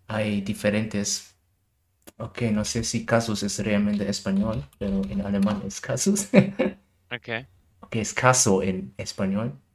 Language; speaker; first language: Spanish; non-native, learner; German